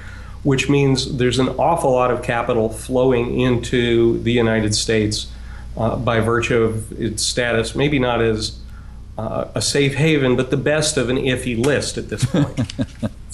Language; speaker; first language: English; native; English